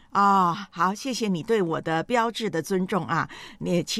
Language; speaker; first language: Chinese; native; Chinese